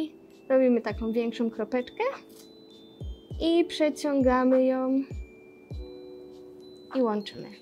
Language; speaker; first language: Polish; native; Polish